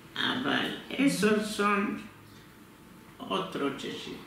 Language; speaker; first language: Spanish; early bilingual, heritage; Turkish